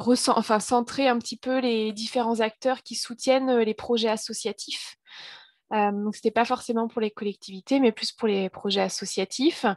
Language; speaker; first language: French; native; French